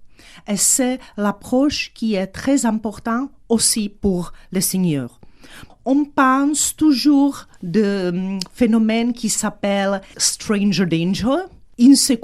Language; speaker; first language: French; non-native, fluent; Czech